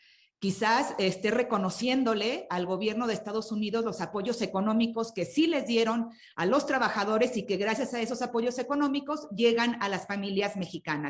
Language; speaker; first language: Spanish; native; Spanish